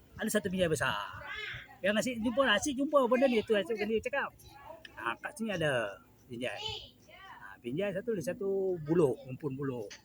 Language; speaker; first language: Malay; native; Malay